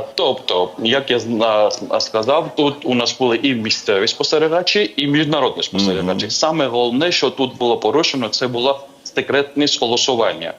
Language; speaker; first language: Ukrainian; non-native, fluent; Georgian